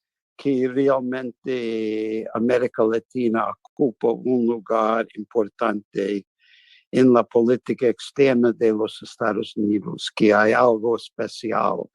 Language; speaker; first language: Spanish; non-native, fluent; English